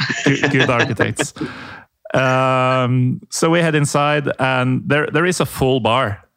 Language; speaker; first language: English; non-native, fluent; Norwegian